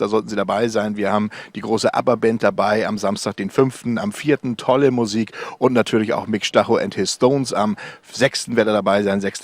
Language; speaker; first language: German; native; German